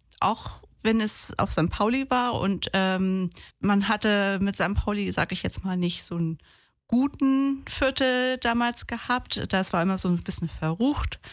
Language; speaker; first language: German; early bilingual, other home language; Portuguese